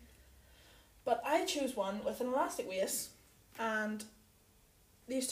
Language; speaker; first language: English; native; English